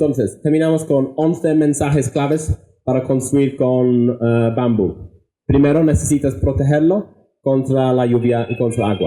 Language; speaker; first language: Spanish; non-native, fluent; English